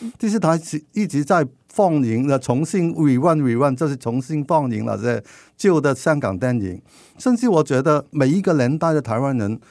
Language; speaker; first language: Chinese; non-native, local second language; Cantonese